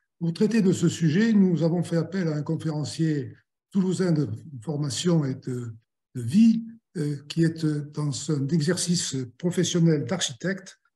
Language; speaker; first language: French; native; French